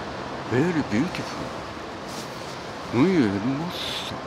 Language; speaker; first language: English; non-native, learner; Japanese